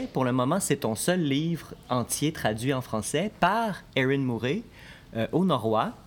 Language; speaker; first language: French; native; French